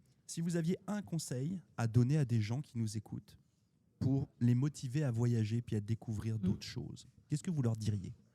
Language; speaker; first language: French; native; French